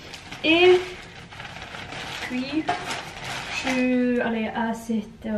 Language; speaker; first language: French; non-native, learner; Norwegian